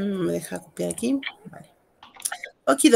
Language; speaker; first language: Spanish; native; Spanish